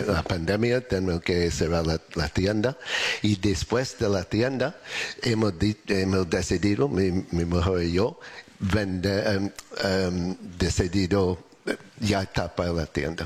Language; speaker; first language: Spanish; non-native, learner; English